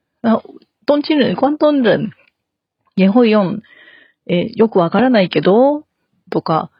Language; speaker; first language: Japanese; non-native, learner; Chinese